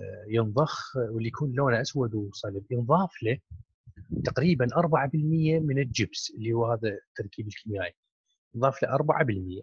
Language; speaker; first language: Arabic; native; Arabic